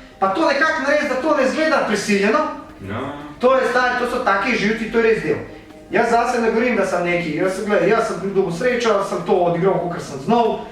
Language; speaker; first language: Slovenian; non-native, local second language; Bosnian